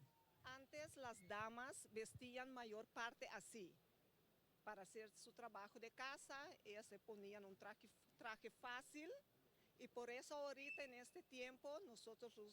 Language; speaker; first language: Spanish; non-native, fluent; Papiamento